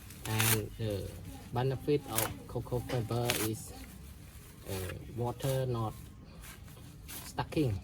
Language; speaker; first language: English; non-native, learner; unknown